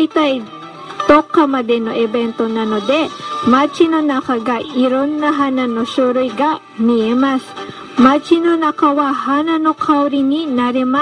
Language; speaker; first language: Japanese; non-native, learner; Filipino